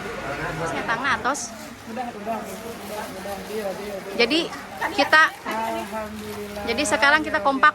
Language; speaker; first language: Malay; non-native, local second language; Sundanese